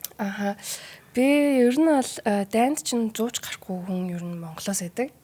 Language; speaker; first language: Mongolian; early bilingual, heritage; Mongolian